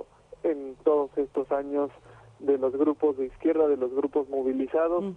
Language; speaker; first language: Spanish; native; Spanish